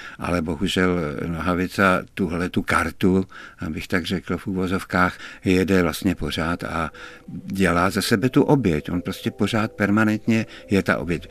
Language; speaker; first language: Czech; native; Czech